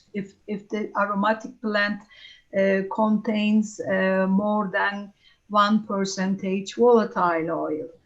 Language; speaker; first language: English; non-native, fluent; Turkish